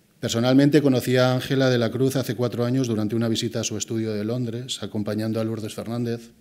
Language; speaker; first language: Spanish; native; Spanish